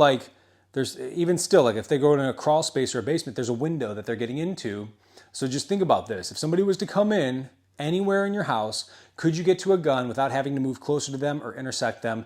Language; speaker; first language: English; native; English